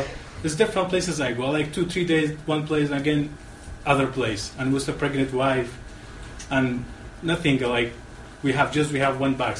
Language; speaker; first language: English; non-native, learner; Arabic